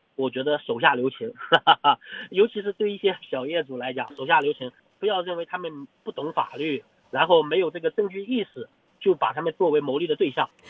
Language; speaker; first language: Chinese; native; Chinese